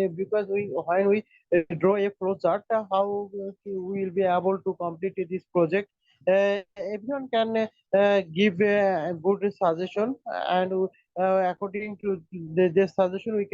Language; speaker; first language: English; non-native, learner; Bangla